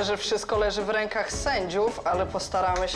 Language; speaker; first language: Polish; native; Polish